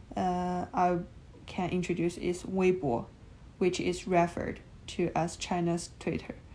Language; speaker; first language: English; non-native, fluent; Chinese